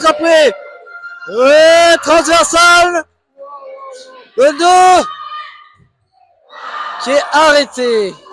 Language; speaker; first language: French; native; French